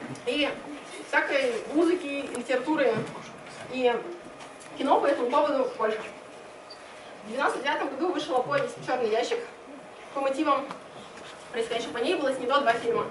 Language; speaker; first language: Russian; native; Russian